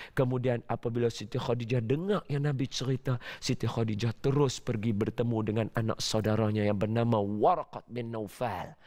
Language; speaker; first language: Malay; native; Malay